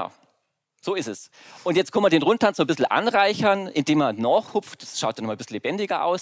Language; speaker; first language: German; native; German